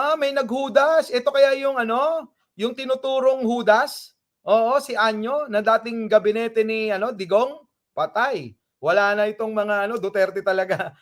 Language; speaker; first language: Filipino; non-native, local second language; Iloko